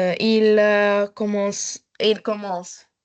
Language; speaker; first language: French; non-native, learner; Arabic